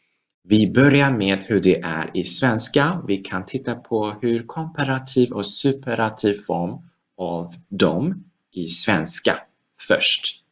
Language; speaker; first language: Swedish; non-native, fluent; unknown